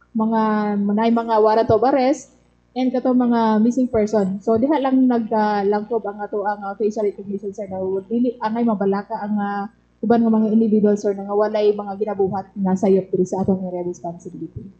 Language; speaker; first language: Cebuano; native; Cebuano